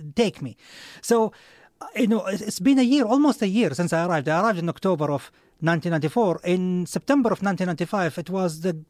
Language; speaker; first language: English; non-native, fluent; Arabic